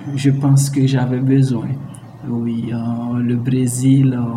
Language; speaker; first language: French; non-native, local second language; Mossi